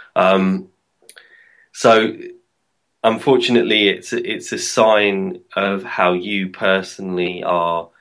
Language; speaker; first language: English; native; English